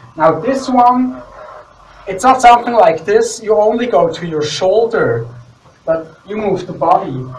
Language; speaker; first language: English; non-native, fluent; Swiss German